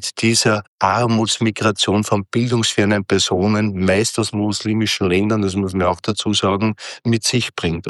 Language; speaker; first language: German; native; German